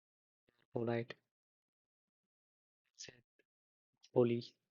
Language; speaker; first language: French; non-native, learner; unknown